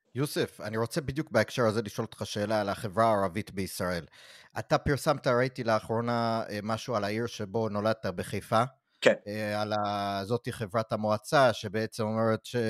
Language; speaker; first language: Hebrew; non-native, fluent; English